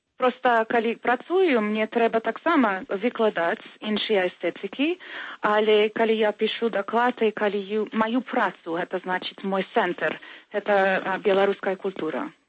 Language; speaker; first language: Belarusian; early bilingual, heritage; Belarusian